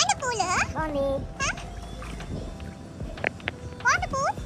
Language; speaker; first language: English; non-native, local second language; Telugu